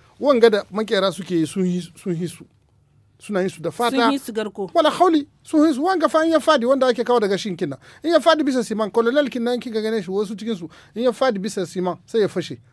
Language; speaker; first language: Hausa; non-native, local second language; Tamasheq